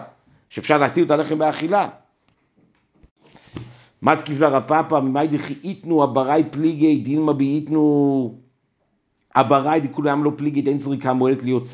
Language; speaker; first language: Hebrew; native; Hebrew